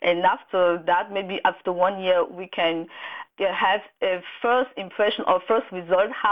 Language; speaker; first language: English; non-native, local second language; French